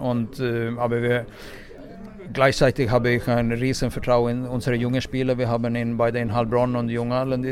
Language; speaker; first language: German; non-native, fluent; Swedish